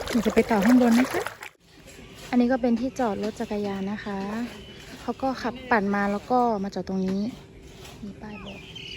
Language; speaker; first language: Thai; native; Thai